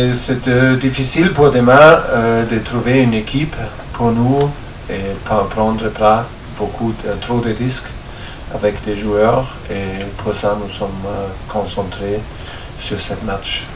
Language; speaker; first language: French; non-native, learner; German